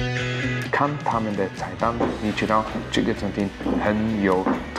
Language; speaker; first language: Chinese; non-native, fluent; German